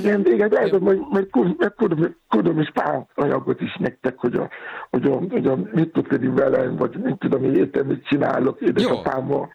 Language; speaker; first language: Hungarian; non-native, learner; Yoruba